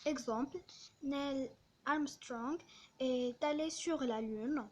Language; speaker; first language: French; non-native, local second language; Arabic